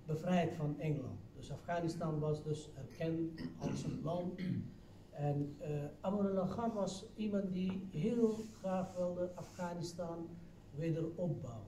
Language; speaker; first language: Dutch; non-native, fluent; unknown